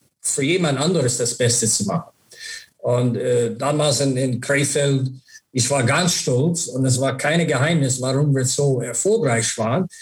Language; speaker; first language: German; non-native, learner; English